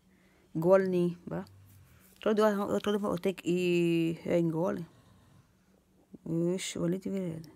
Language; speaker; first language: Swedish; non-native, learner; Portuguese